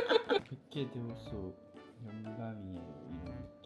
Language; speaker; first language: Korean; non-native, learner; Japanese